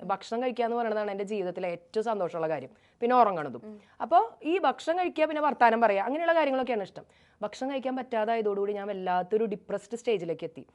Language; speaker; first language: Malayalam; native; Malayalam